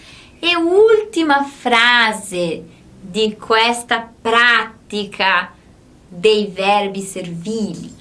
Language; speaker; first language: Italian; non-native, fluent; Portuguese